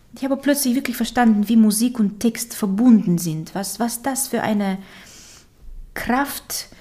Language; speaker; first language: German; early bilingual, other home language; Romanian